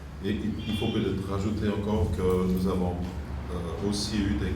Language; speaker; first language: French; non-native, fluent; German